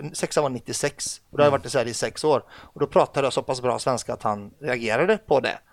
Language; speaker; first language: Swedish; early bilingual, other home language; Arabic